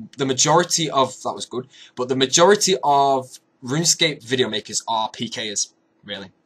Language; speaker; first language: English; native; English